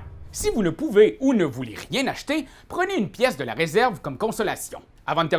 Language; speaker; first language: French; native; French